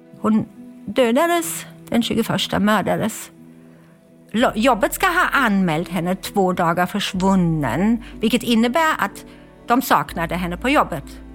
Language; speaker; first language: Swedish; non-native, fluent; German